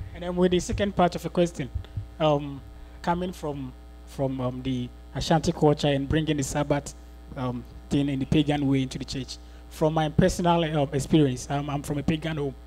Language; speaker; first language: English; non-native, local second language; Akan